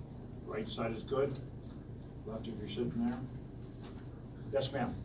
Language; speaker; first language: English; native; English